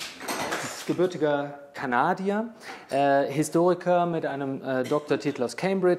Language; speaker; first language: German; native; German